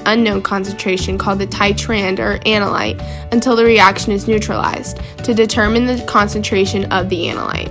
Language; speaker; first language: English; native; English